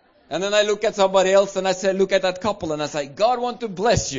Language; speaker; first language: English; non-native, fluent; Swedish